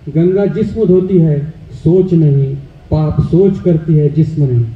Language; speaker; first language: Hindi; non-native, local second language; Marathi